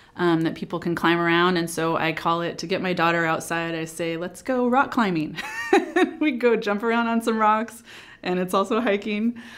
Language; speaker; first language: English; native; English